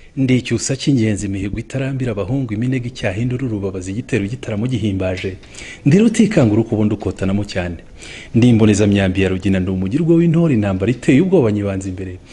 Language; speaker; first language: Kinyarwanda; early bilingual, heritage; Kinyarwanda